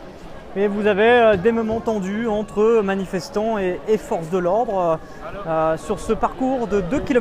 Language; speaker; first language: French; native; French